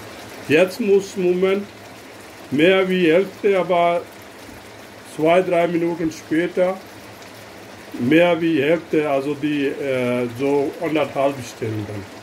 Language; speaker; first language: German; non-native, learner; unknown